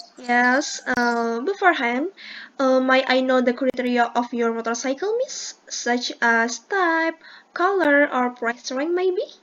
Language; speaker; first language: English; non-native, learner; Indonesian